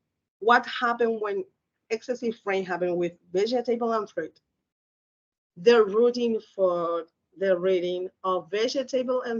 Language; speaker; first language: English; non-native, learner; Spanish